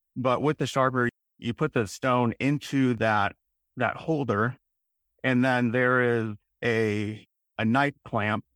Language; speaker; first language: English; native; English